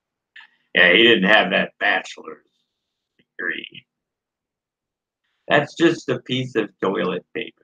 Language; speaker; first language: English; native; English